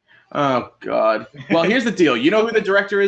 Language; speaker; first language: English; native; English